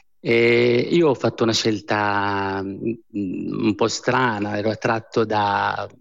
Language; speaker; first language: Italian; non-native, fluent; Arabic